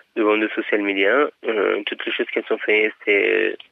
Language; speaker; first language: French; non-native, fluent; Persian